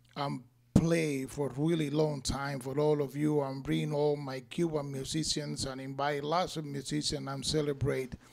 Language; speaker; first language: English; non-native, fluent; Spanish